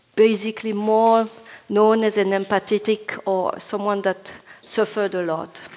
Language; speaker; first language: English; non-native, fluent; Italian